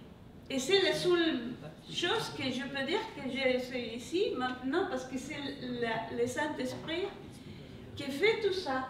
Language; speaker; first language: French; non-native, learner; English